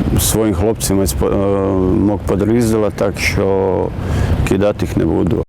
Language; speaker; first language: Ukrainian; non-native, learner; Croatian